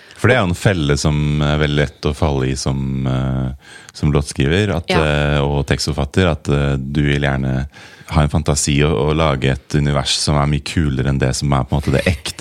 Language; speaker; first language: Norwegian; native; Norwegian